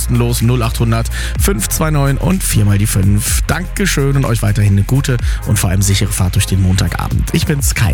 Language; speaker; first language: German; native; German